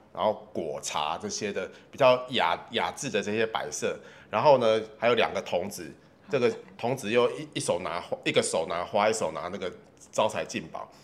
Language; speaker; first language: Chinese; native; Chinese